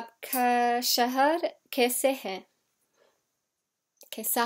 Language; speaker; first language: Hindi; non-native, learner; English